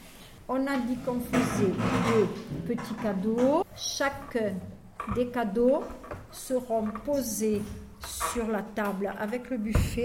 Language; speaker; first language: French; native; French